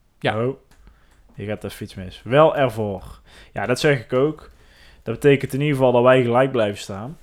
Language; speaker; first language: Dutch; native; Dutch